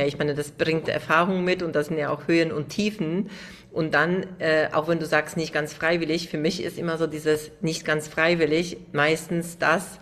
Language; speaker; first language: German; native; German